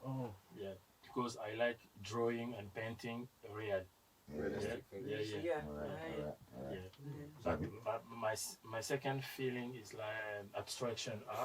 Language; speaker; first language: English; non-native, learner; French